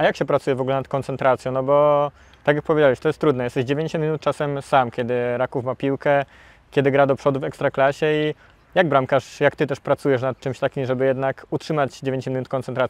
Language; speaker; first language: Polish; native; Polish